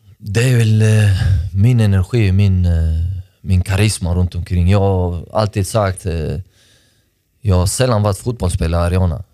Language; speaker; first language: Swedish; early bilingual, other home language; Persian